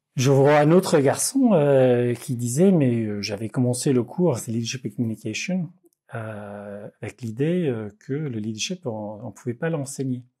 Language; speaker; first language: French; non-native, fluent; Dutch